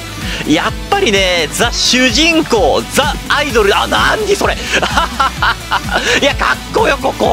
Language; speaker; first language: Japanese; native; Japanese